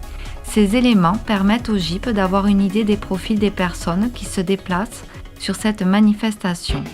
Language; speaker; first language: French; native; French